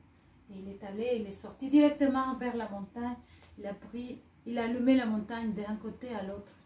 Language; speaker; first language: French; non-native, fluent; Spanish